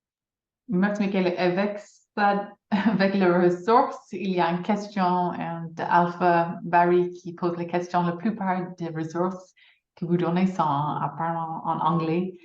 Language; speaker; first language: French; non-native, fluent; English